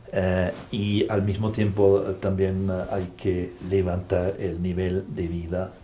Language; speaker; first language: Spanish; non-native, fluent; German